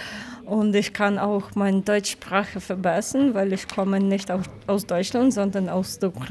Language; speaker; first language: German; non-native, learner; Ukrainian